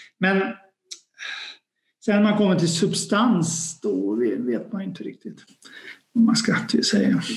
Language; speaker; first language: Swedish; native; Swedish